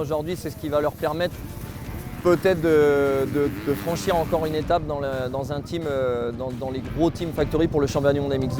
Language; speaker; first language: French; native; French